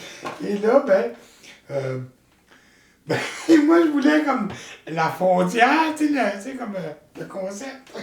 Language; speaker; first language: French; native; French